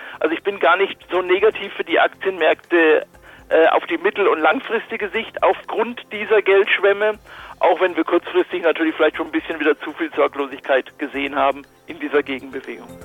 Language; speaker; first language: German; native; German